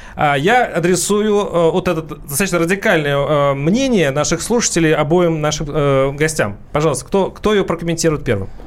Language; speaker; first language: Russian; native; Russian